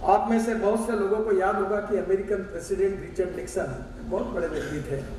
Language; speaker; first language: Hindi; non-native, local second language; Marathi